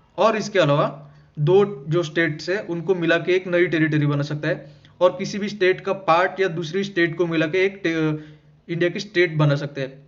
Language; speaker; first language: Hindi; non-native, local second language; Marathi